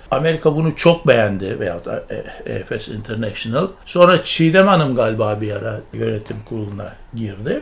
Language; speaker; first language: Turkish; native; Turkish